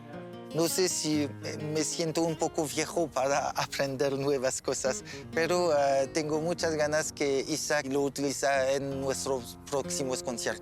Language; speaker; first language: Spanish; non-native, learner; French